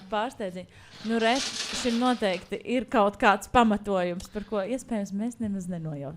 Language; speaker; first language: Latvian; native; Latvian